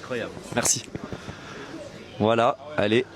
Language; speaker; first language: French; native; French